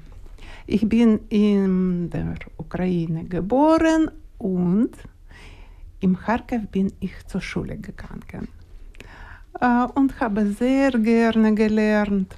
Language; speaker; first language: German; non-native, learner; Ukrainian